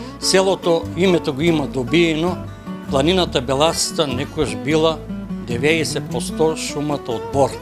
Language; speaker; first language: Macedonian; native; Macedonian